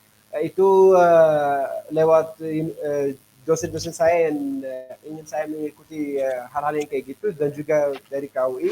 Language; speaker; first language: Indonesian; non-native, fluent; Arabic